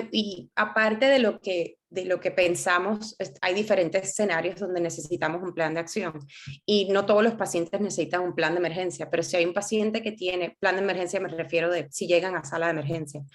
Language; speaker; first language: Spanish; native; Spanish